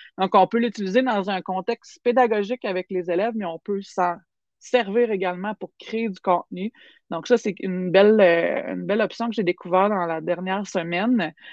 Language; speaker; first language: French; native; French